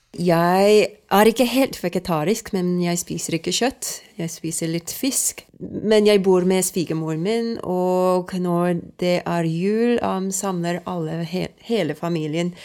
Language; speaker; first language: Norwegian; non-native, fluent; Swedish